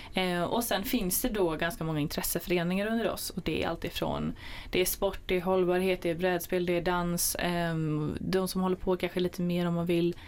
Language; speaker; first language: Swedish; native; Swedish